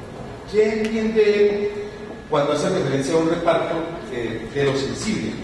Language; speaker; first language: Spanish; native; Spanish